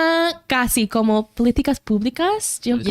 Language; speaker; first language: Spanish; non-native, learner; English